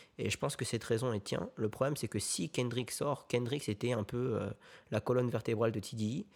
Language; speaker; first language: French; early bilingual, other home language; Korean